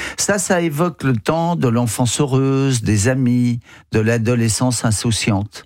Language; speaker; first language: French; native; French